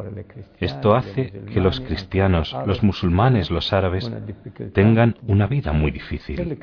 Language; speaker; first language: Spanish; non-native, fluent; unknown